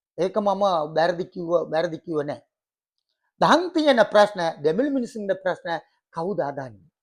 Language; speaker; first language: Sinhala; non-native, local second language; Tamil